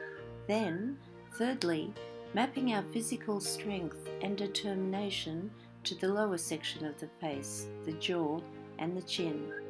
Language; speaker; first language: English; native; English